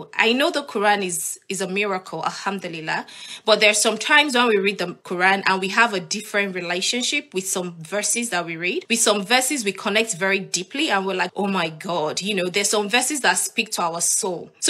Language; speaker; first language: English; non-native, local second language; Yoruba